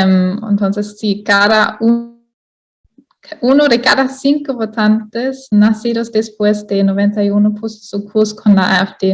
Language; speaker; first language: Spanish; non-native, fluent; German